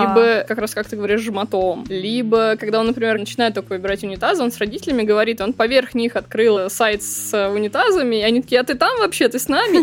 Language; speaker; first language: Russian; native; Russian